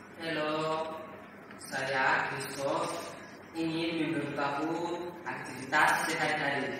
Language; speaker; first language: Indonesian; non-native, learner; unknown